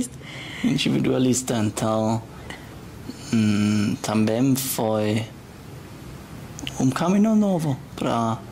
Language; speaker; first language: Portuguese; non-native, learner; German